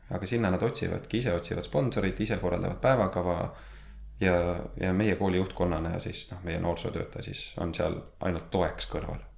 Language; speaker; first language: Estonian; native; Estonian